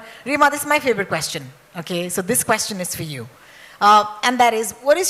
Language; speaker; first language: English; non-native, local second language; Hindi